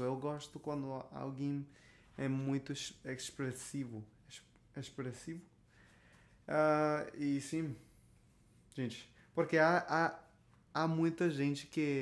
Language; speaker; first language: Portuguese; non-native, learner; Spanish